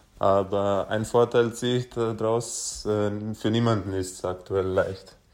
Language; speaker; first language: German; native; German